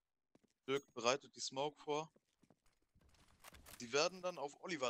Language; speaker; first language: German; native; German